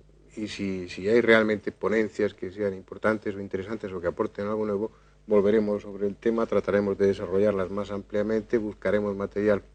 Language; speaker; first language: Spanish; native; Spanish